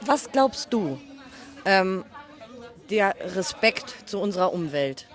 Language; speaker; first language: German; native; German